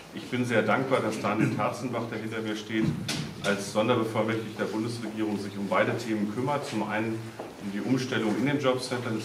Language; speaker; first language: German; native; German